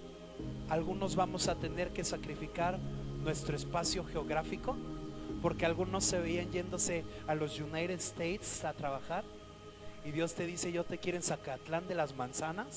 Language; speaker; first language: Spanish; native; Spanish